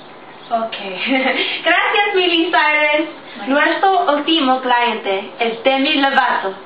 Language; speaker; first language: Spanish; non-native, learner; English